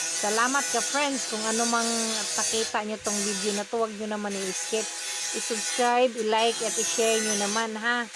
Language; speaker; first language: Filipino; non-native, local second language; Cebuano